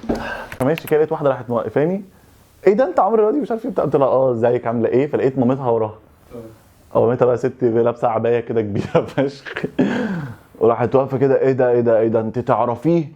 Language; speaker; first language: Arabic; native; Arabic